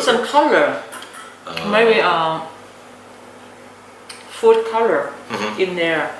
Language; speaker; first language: English; non-native, learner; Thai